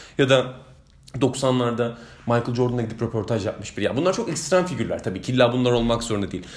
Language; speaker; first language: Turkish; native; Turkish